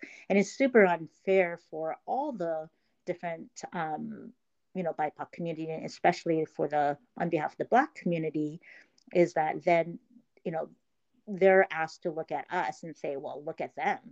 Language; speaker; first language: English; early bilingual, other home language; Korean